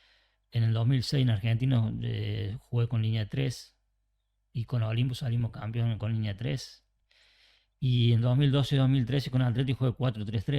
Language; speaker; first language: Spanish; native; Spanish